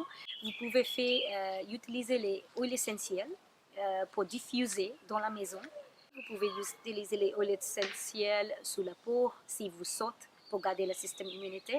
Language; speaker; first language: French; non-native, learner; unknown